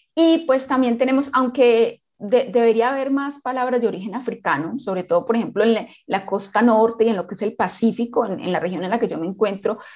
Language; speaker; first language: Spanish; native; Spanish